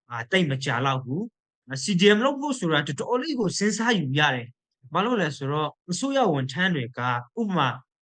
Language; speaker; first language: Burmese; non-native, local second language; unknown